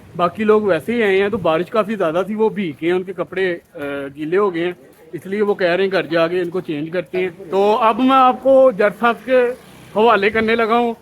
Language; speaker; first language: Urdu; non-native, local second language; Punjabi